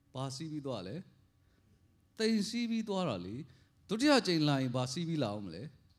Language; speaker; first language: Burmese; non-native, local second language; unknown